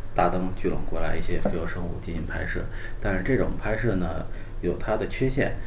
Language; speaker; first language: Chinese; native; Chinese